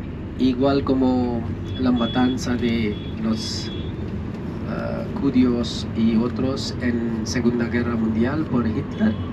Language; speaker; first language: Spanish; non-native, fluent; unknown